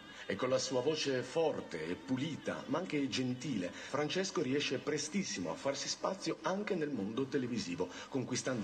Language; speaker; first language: Italian; native; Italian